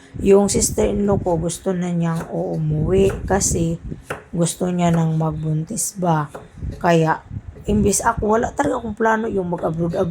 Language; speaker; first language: Filipino; non-native, local second language; Cebuano